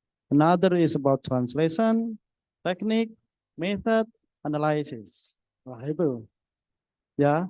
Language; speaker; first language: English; non-native, learner; Indonesian